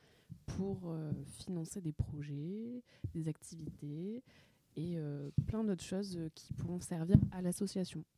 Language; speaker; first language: French; native; French